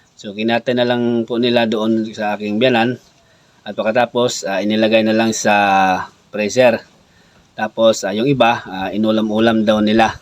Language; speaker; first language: Filipino; non-native, local second language; Cebuano